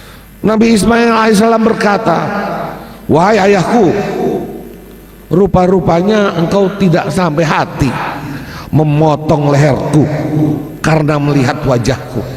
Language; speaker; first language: Indonesian; native; Indonesian